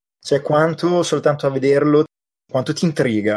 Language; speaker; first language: Italian; native; Italian